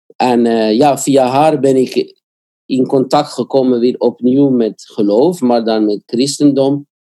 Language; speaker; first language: Dutch; non-native, fluent; Korean